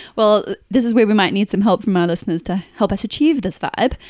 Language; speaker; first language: English; native; English